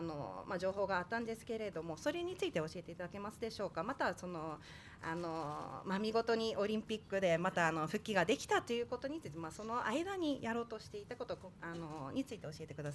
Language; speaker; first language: Japanese; native; Japanese